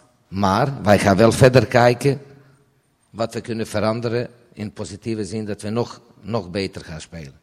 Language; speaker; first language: Dutch; non-native, fluent; Serbian